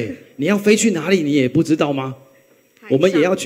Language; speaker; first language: Chinese; native; Chinese